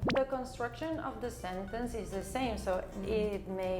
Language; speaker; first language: English; non-native, fluent; Spanish